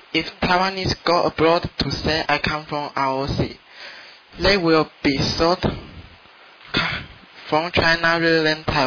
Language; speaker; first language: English; non-native, learner; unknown